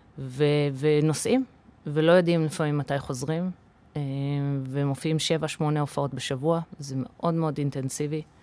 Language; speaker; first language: Hebrew; early bilingual, other home language; English